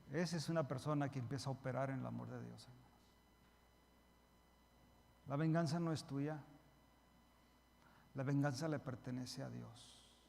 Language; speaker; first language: Spanish; early bilingual, heritage; Spanish